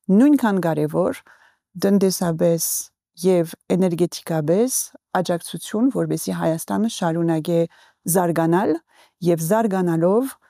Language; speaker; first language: Armenian; early bilingual, heritage; Armenian